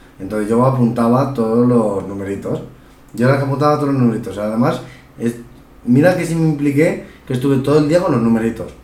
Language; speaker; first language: Spanish; early bilingual, other home language; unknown